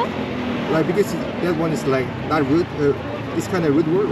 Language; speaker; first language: English; non-native, fluent; Korean